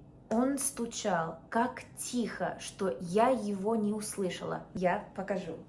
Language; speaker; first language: Russian; non-native, fluent; English